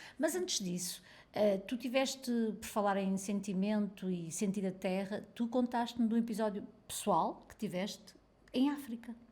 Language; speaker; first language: Portuguese; native; Portuguese